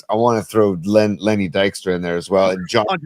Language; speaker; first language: English; native; English